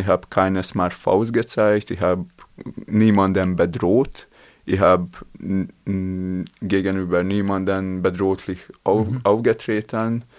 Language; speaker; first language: German; non-native, learner; Latvian